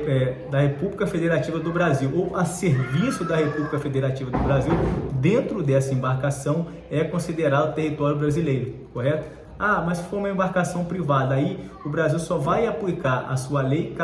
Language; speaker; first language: Portuguese; native; Portuguese